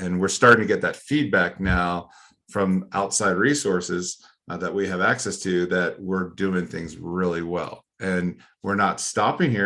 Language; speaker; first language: English; native; English